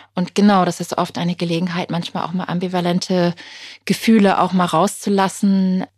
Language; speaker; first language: German; non-native, fluent; English